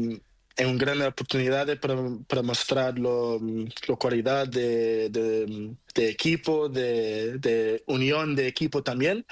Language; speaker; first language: Spanish; non-native, learner; Portuguese